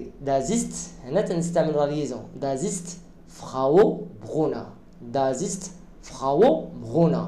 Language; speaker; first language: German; non-native, learner; Arabic